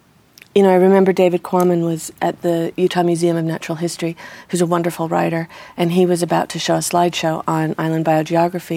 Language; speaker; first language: English; native; English